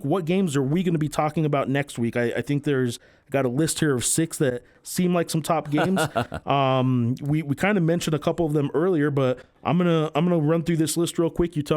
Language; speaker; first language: English; native; English